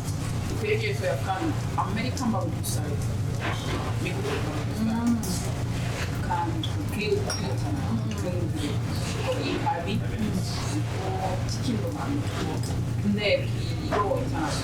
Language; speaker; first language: Korean; non-native, fluent; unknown